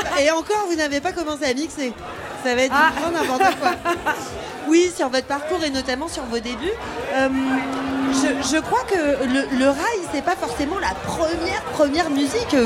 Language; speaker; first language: French; native; French